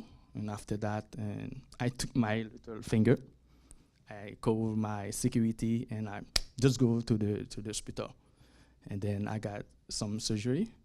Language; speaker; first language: English; non-native, learner; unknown